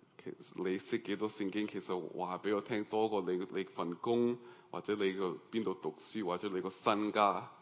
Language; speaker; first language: Cantonese; early bilingual, heritage; Cantonese